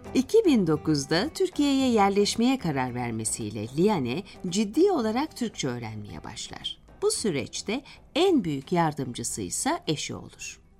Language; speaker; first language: Turkish; native; Turkish